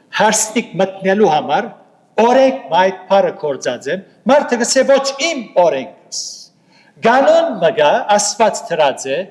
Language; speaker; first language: Armenian; native; Armenian